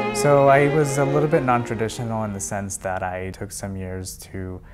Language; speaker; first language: English; early bilingual, other home language; Spanish